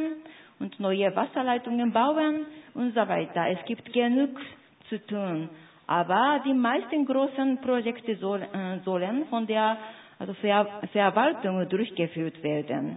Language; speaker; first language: German; non-native, fluent; Japanese